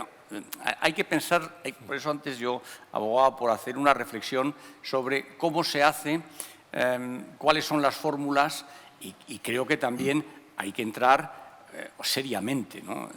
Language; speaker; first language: Spanish; native; Spanish